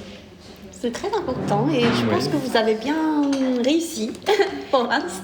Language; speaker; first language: French; non-native, fluent; Korean